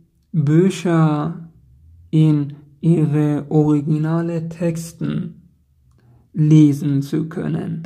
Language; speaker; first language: German; non-native, learner; Persian